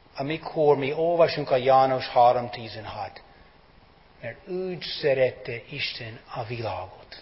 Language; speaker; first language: Hungarian; non-native, fluent; English